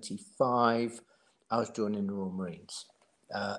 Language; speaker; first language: English; native; English